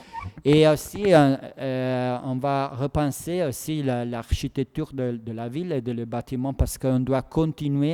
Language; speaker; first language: French; non-native, fluent; Italian